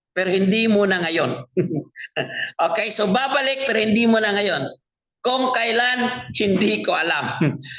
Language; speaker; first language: Filipino; non-native, local second language; Cebuano